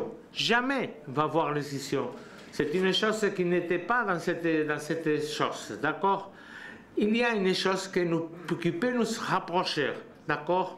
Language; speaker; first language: French; non-native, learner; Spanish